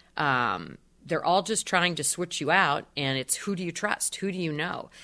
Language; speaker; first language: English; native; English